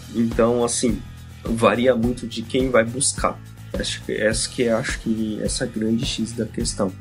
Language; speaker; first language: Portuguese; non-native, fluent; Japanese